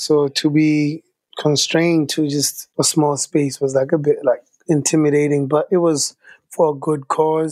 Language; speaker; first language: English; non-native, local second language; Tswana